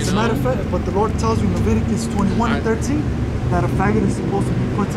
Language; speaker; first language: English; native; English